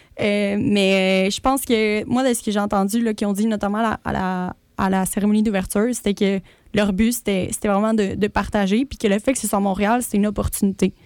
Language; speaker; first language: French; early bilingual, other home language; Spanish